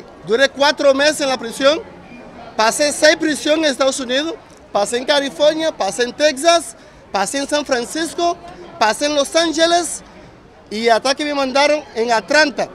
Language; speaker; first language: Spanish; non-native, fluent; Haitian Creole